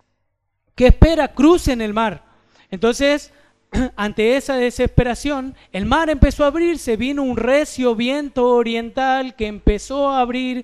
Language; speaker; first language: Spanish; native; Spanish